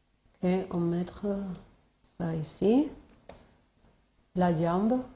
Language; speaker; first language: French; non-native, fluent; Spanish